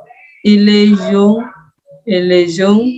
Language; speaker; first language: French; non-native, learner; Indonesian